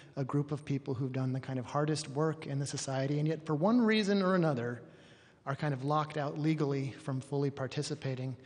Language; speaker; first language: English; native; English